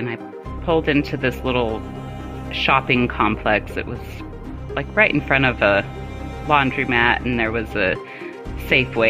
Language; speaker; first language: English; native; English